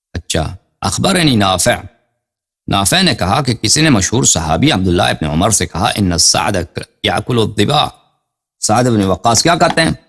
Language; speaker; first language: Urdu; non-native, fluent; Persian